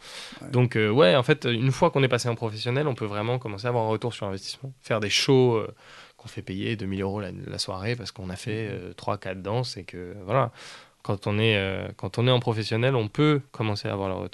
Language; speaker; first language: French; native; French